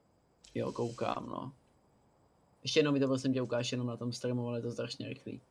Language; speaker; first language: Czech; native; Czech